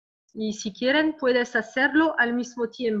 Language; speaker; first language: Spanish; non-native, learner; French